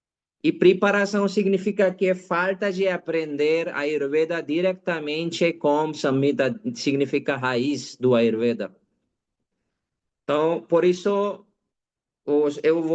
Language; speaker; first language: Portuguese; non-native, learner; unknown